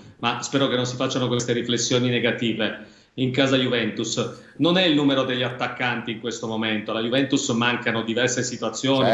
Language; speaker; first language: Italian; native; Italian